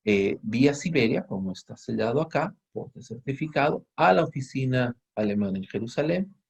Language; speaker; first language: Spanish; native; Spanish